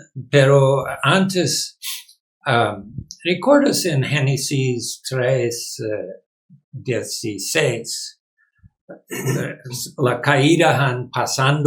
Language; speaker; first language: Spanish; non-native, learner; English